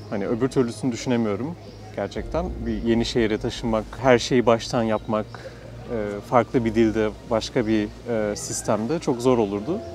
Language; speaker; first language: Turkish; native; Turkish